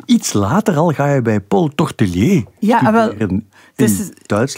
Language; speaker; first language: Dutch; native; Dutch